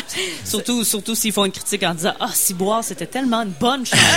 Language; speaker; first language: French; native; French